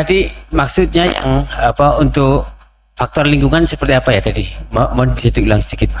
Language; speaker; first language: Indonesian; native; Indonesian